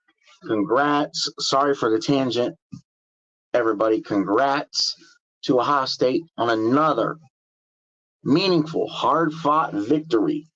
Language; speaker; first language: English; native; English